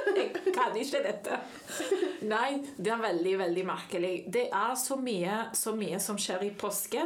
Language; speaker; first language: Norwegian; non-native, fluent; Spanish